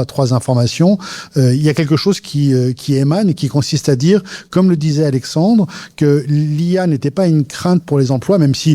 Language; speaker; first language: French; native; French